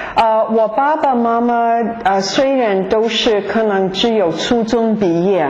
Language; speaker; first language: Chinese; non-native, fluent; English